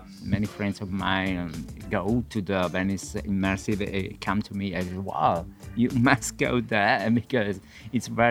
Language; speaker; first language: English; non-native, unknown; Italian